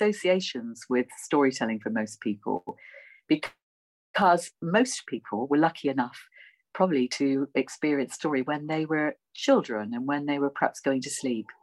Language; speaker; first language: English; native; English